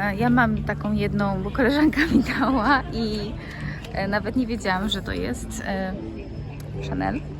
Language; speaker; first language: Polish; early bilingual, heritage; Polish